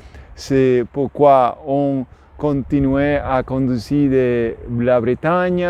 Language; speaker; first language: French; non-native, learner; Spanish